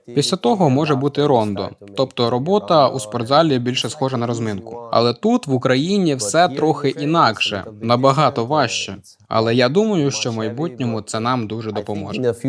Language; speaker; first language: Ukrainian; non-native, fluent; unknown